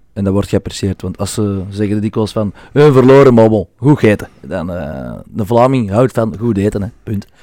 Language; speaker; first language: Dutch; native; Dutch